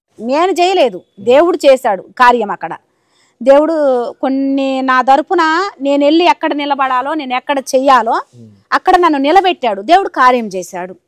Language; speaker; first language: Telugu; native; Telugu